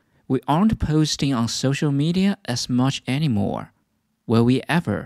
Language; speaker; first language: English; non-native, fluent; Chinese